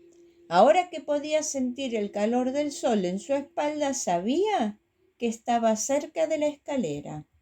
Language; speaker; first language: Spanish; native; Spanish